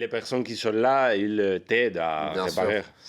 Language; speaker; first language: French; non-native, learner; Spanish